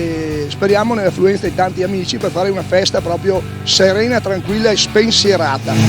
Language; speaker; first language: Italian; native; Italian